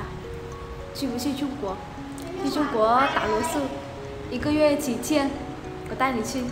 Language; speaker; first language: Chinese; non-native, fluent; Vietnamese